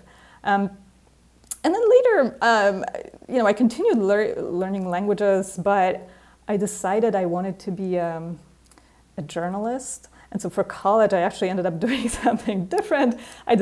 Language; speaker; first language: English; non-native, fluent; Polish